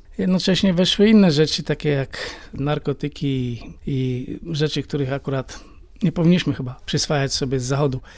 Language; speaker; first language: Polish; native; Polish